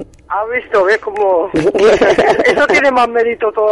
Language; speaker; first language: Spanish; native; Spanish